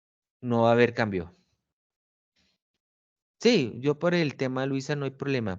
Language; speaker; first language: Spanish; native; Spanish